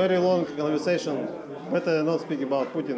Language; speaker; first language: English; non-native, learner; Russian